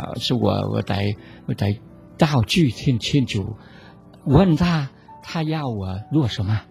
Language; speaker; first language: Chinese; non-native, learner; Vietnamese